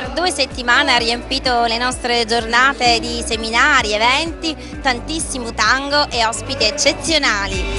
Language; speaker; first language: Italian; native; Italian